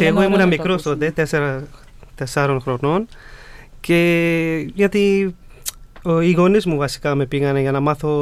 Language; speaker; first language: Greek; early bilingual, other home language; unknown